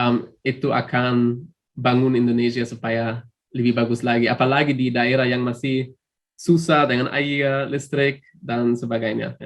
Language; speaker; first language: Indonesian; non-native, fluent; German